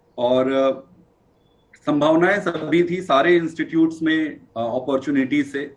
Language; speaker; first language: Hindi; native; Hindi